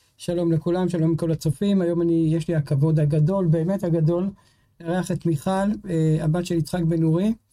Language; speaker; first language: Hebrew; native; Hebrew